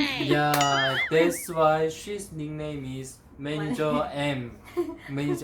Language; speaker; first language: English; non-native, learner; Korean